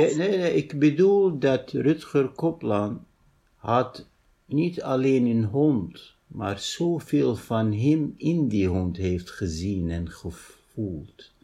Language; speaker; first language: Dutch; non-native, fluent; Arabic